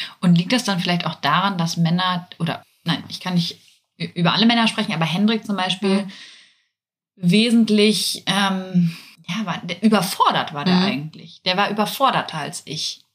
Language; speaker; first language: German; native; German